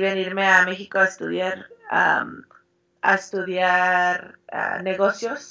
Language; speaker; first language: Spanish; early bilingual, heritage; Spanish